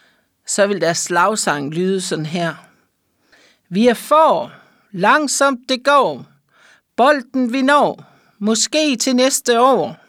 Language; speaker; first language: Danish; native; Danish